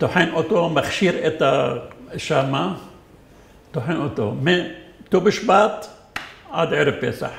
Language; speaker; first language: Hebrew; non-native, fluent; Arabic